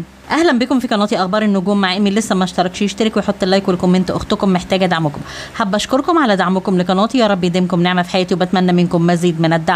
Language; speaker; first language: Arabic; native; Arabic